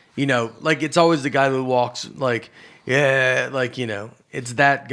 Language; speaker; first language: English; native; English